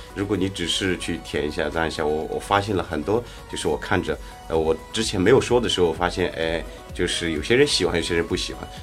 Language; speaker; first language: Chinese; non-native, local second language; Tibetan